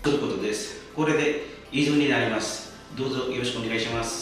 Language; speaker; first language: Japanese; non-native, learner; Bangla